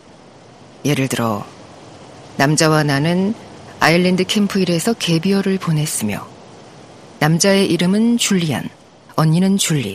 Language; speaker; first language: Korean; native; Korean